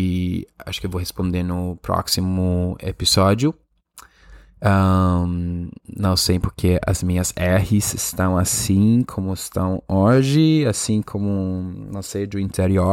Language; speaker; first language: Portuguese; non-native, fluent; Spanish